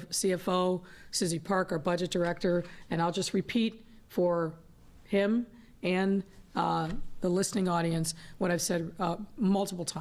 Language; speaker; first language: English; native; English